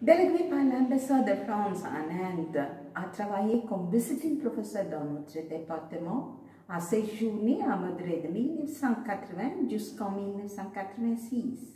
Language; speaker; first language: French; non-native, fluent; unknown